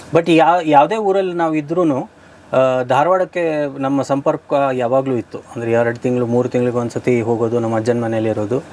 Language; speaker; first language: Kannada; native; Kannada